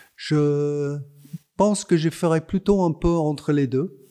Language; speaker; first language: French; non-native, fluent; English